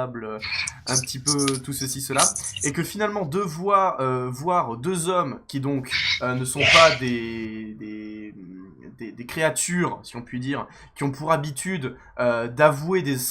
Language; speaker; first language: French; native; French